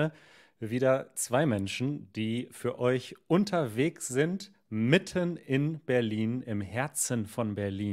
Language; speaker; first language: German; native; German